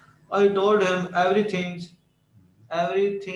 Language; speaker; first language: English; non-native, learner; Urdu